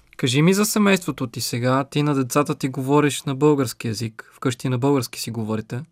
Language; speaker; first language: Bulgarian; native; Bulgarian